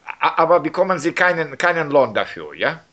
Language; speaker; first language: German; non-native, learner; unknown